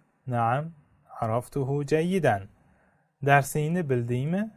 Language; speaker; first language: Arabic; non-native, fluent; Uzbek